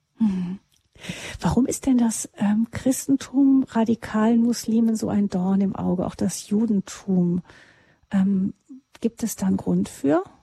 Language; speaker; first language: German; native; German